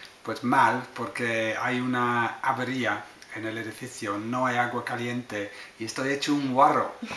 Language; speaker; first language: Spanish; non-native, fluent; English